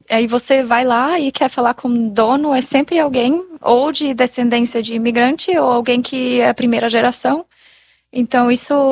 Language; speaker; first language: Portuguese; non-native, fluent; German